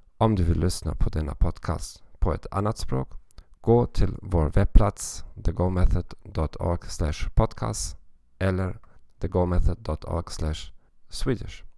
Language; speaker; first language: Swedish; non-native, learner; German